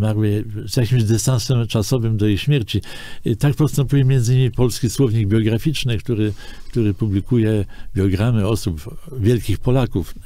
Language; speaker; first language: Polish; native; Polish